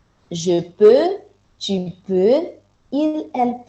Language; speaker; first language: French; non-native, fluent; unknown